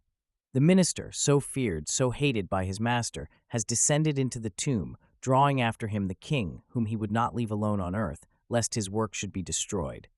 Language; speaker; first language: English; native; English